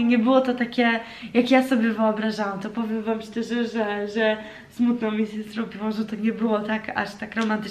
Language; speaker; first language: Polish; early bilingual, heritage; Polish